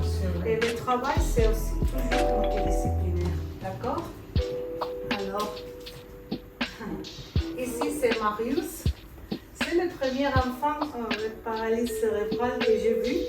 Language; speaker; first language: French; non-native, fluent; Spanish